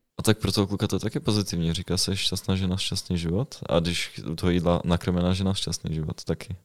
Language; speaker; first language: Czech; native; Czech